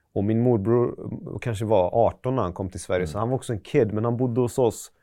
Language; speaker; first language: Swedish; early bilingual, other home language; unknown